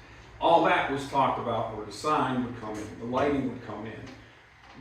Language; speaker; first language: English; native; English